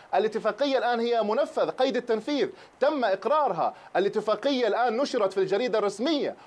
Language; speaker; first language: Arabic; native; Arabic